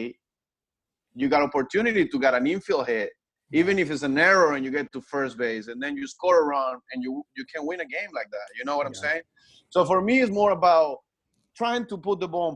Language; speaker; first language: English; non-native, fluent; Spanish